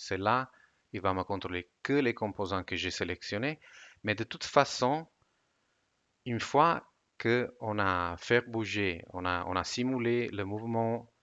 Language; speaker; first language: French; non-native, fluent; Italian